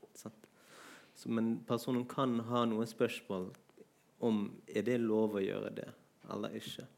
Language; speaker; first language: Norwegian; non-native, fluent; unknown